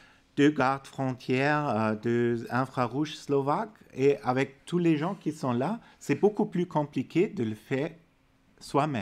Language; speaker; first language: French; non-native, fluent; German